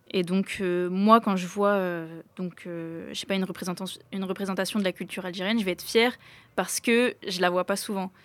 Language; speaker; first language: French; native; French